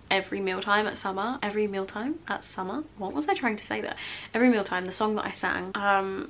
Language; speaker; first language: English; native; English